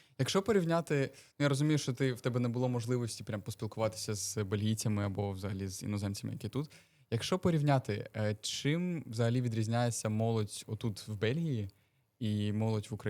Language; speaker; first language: Ukrainian; native; Ukrainian